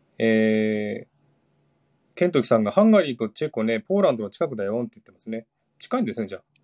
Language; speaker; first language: Japanese; native; Japanese